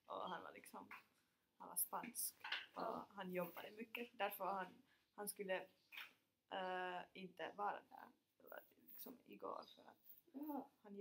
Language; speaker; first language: Swedish; non-native, fluent; Finnish